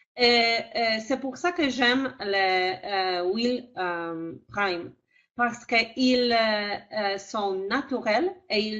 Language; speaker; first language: French; non-native, fluent; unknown